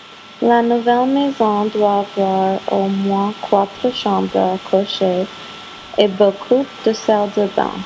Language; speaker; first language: French; non-native, learner; English